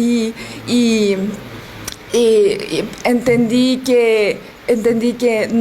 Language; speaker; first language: Spanish; non-native, learner; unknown